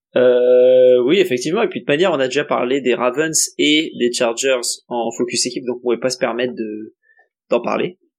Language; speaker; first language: French; native; French